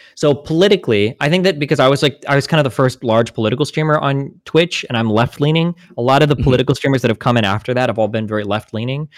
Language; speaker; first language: English; native; English